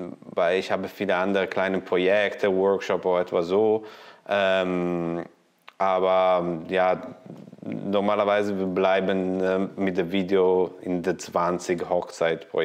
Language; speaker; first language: German; non-native, learner; Italian